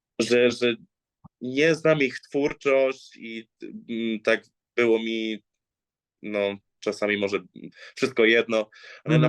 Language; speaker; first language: Polish; early bilingual, heritage; English